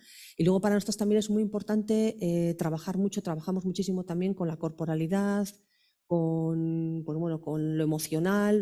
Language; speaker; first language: Spanish; native; Spanish